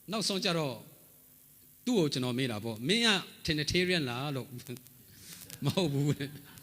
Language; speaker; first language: Burmese; non-native, local second language; Hakha Chin